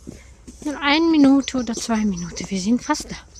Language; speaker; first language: German; non-native, fluent; Tajik